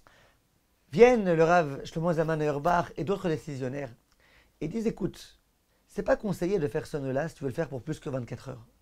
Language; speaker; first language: French; native; French